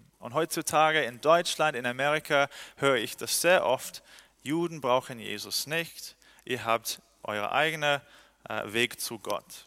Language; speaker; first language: German; non-native, fluent; English